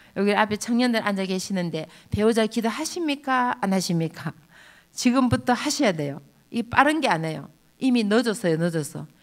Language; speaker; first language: Korean; native; Korean